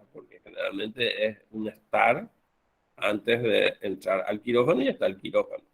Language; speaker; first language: Spanish; native; Spanish